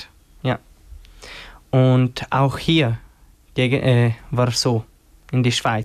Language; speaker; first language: German; non-native, learner; Albanian